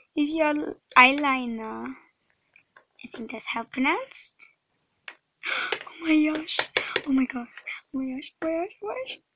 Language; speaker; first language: English; non-native, fluent; Swedish